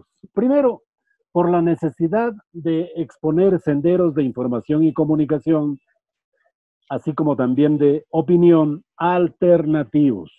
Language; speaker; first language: Spanish; native; Spanish